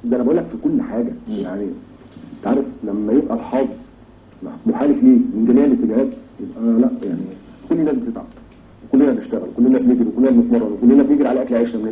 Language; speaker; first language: Arabic; native; Arabic